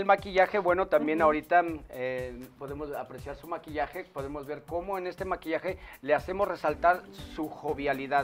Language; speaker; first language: Spanish; native; Spanish